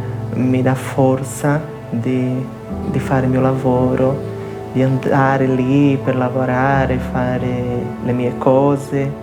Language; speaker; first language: Italian; non-native, fluent; Portuguese